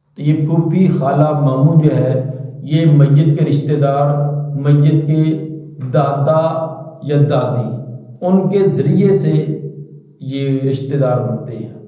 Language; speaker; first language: Urdu; non-native, local second language; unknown